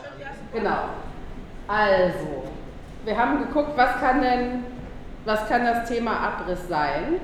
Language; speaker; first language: German; native; German